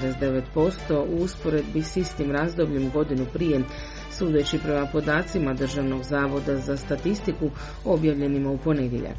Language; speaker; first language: Croatian; native; Croatian